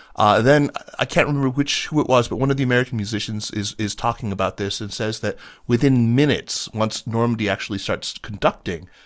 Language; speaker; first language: English; native; English